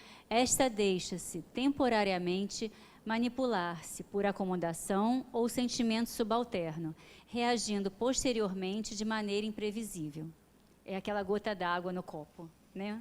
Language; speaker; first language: Portuguese; native; Portuguese